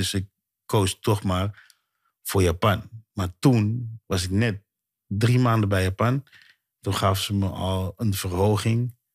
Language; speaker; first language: Dutch; early bilingual, other home language; Sranan Tongo